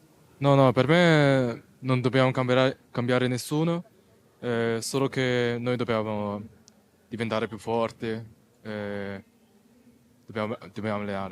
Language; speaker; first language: Italian; non-native, learner; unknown